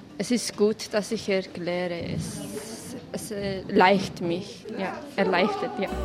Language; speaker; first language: German; non-native, learner; Kurdish